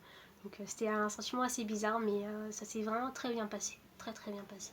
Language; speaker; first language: French; early bilingual, other home language; Portuguese